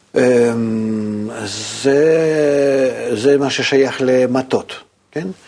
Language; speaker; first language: Hebrew; non-native, fluent; Russian